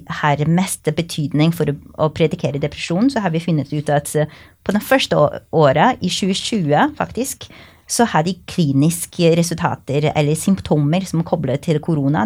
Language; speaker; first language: Norwegian; non-native, fluent; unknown